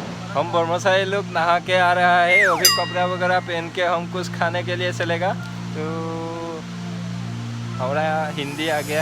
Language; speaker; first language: Hindi; non-native, local second language; Assamese